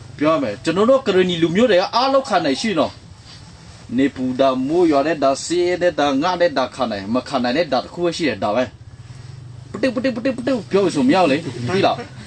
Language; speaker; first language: Burmese; non-native, local second language; Western Kayah